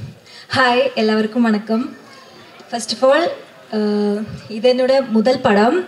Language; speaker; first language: Tamil; non-native, learner; Malayalam